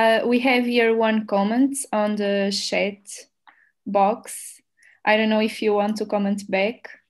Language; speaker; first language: English; non-native, fluent; Portuguese